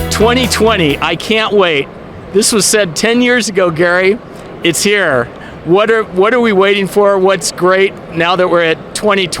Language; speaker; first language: English; native; English